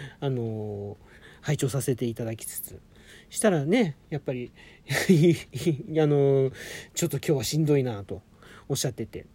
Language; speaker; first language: Japanese; native; Japanese